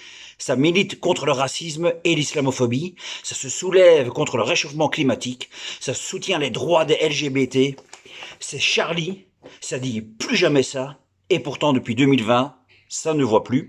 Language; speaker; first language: French; native; French